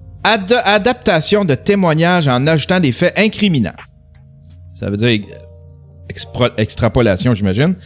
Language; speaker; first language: French; native; French